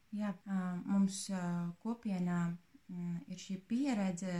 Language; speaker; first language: Latvian; native; Latvian